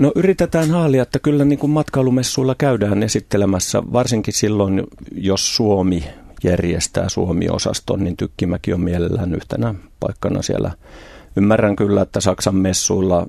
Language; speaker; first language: Finnish; native; Finnish